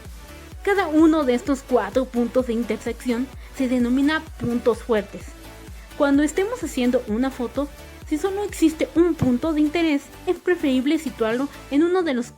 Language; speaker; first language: Spanish; native; Spanish